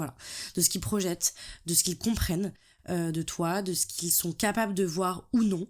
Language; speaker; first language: French; native; French